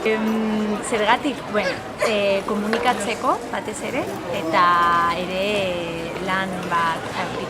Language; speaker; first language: Basque; non-native, learner; Spanish